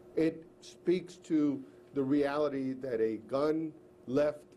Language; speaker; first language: English; early bilingual, other home language; Spanish